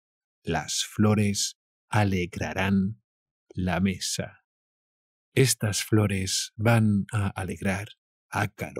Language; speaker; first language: Spanish; native; Spanish